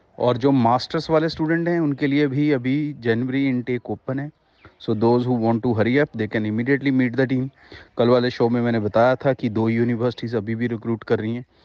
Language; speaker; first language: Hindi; non-native, local second language; Punjabi